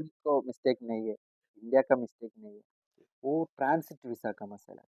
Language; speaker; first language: Hindi; non-native, local second language; Malayalam